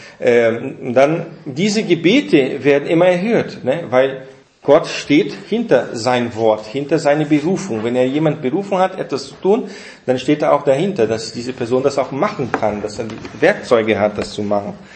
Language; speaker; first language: German; non-native, fluent; Portuguese